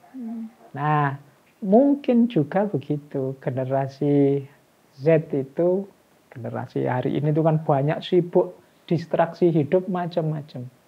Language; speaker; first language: Indonesian; non-native, local second language; Javanese